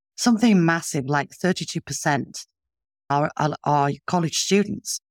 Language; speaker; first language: English; native; English